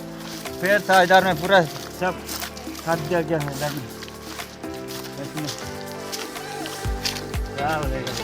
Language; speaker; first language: Hindi; non-native, local second language; Bodo